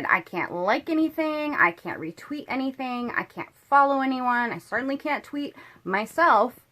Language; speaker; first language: English; native; English